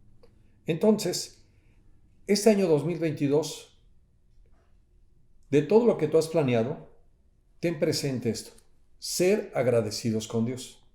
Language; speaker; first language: Spanish; native; Spanish